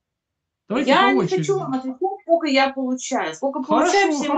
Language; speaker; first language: Russian; native; Russian